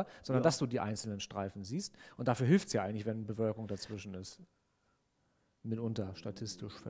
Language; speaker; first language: German; native; German